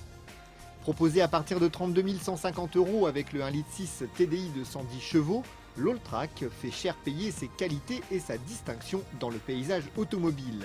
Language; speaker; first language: French; native; French